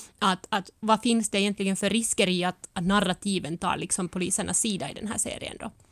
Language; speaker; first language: Swedish; early bilingual, other home language; Finnish